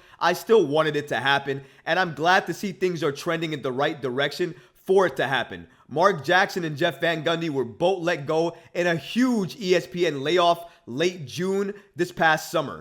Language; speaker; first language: English; native; English